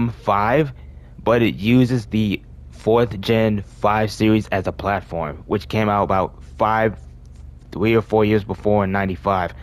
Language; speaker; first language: English; native; English